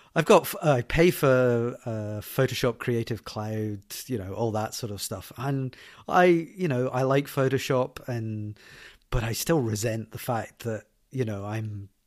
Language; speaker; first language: English; native; English